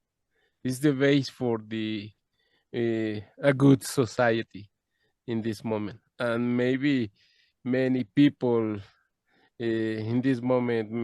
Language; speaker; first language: English; non-native, learner; Spanish